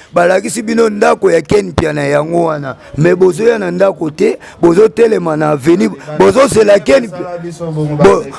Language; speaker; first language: Lingala; non-native, local second language; Kongo